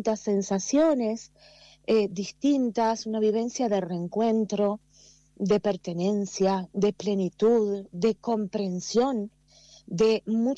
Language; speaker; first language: Spanish; native; Spanish